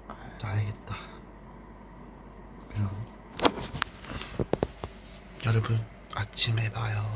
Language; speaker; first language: Korean; early bilingual, heritage; English